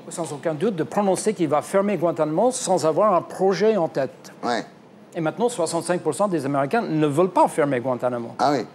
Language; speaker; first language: French; non-native, fluent; English